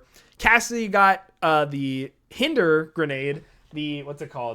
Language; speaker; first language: English; native; English